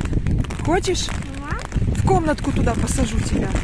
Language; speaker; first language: Russian; native; Russian